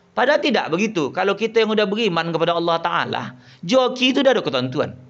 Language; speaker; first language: Malay; native; Malay